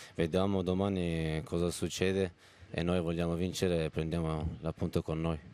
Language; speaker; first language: Italian; non-native, fluent; Turkish